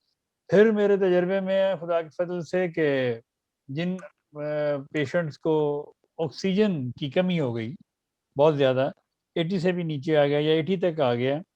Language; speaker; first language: Urdu; native; Urdu